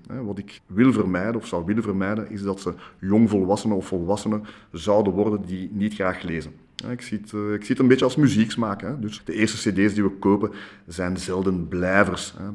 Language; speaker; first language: Dutch; non-native, local second language; French